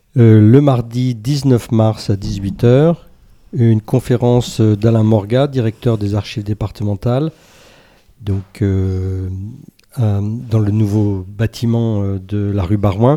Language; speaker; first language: French; native; French